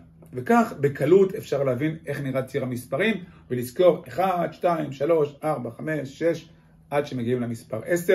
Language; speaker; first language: Hebrew; native; Hebrew